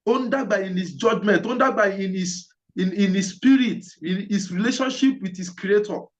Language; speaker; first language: English; non-native, local second language; Yoruba